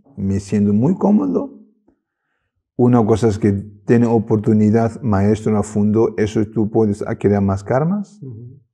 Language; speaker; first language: Spanish; non-native, learner; Tibetan